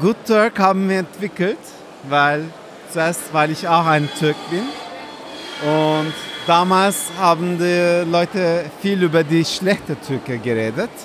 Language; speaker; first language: German; non-native, fluent; Turkish